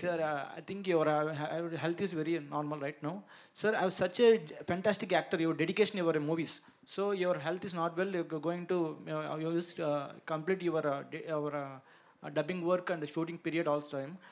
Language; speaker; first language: English; non-native, local second language; Telugu